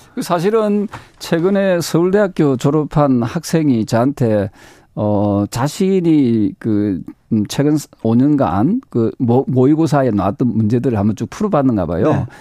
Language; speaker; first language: Korean; native; Korean